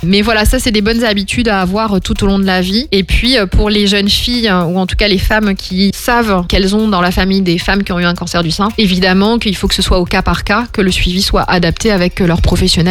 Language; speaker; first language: French; native; French